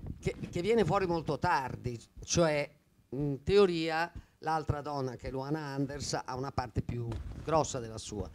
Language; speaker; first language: Italian; native; Italian